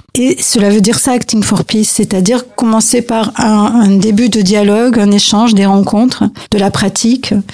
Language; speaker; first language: French; native; French